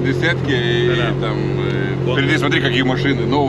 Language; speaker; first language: Russian; non-native, fluent; Lithuanian